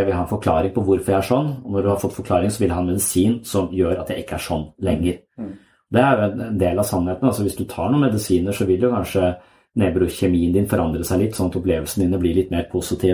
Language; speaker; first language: Norwegian; native; Norwegian